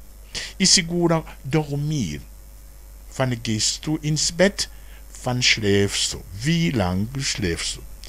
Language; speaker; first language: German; non-native, fluent; Rundi